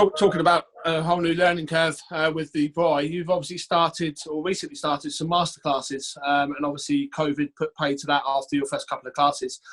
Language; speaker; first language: English; native; English